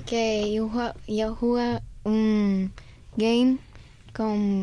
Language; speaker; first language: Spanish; early bilingual, heritage; Spanish